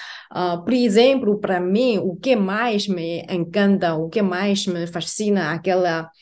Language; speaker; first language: Portuguese; non-native, fluent; Chinese